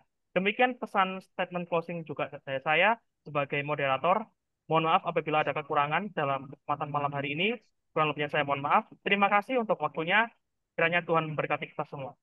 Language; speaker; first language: Indonesian; native; Indonesian